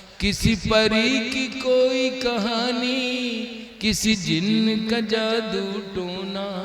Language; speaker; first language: Hindi; native; Hindi